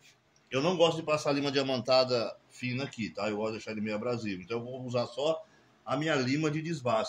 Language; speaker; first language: Portuguese; native; Portuguese